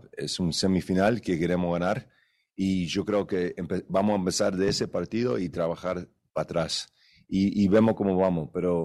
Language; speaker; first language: Spanish; early bilingual, heritage; Spanish